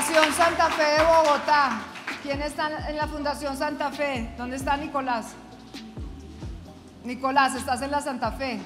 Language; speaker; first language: Spanish; native; Spanish